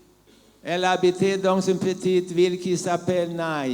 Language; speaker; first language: French; non-native, learner; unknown